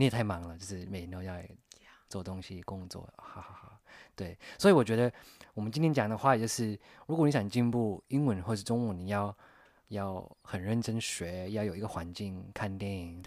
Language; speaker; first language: Chinese; non-native, fluent; English